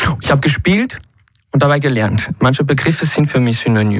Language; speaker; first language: German; non-native, fluent; French